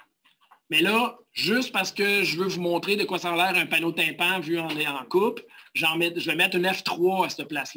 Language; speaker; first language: French; native; French